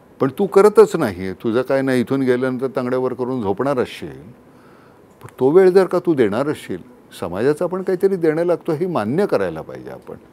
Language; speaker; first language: Marathi; native; Marathi